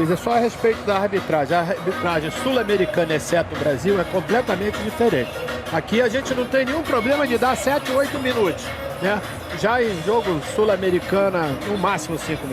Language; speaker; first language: Portuguese; native; Portuguese